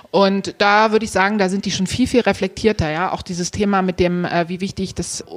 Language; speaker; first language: German; native; German